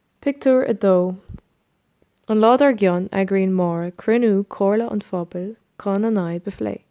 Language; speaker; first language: Irish; non-native, local second language; English